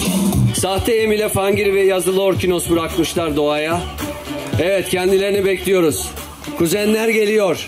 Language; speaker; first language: Turkish; native; Turkish